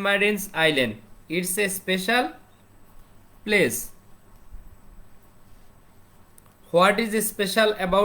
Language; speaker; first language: English; non-native, fluent; Bangla